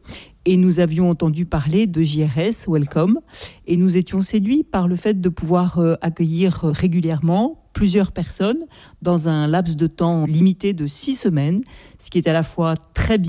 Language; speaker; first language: French; native; French